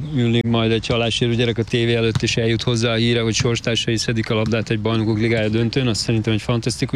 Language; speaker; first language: Hungarian; native; Hungarian